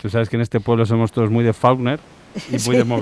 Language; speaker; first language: Spanish; native; Spanish